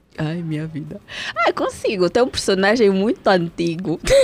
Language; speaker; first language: Portuguese; early bilingual, heritage; Portuguese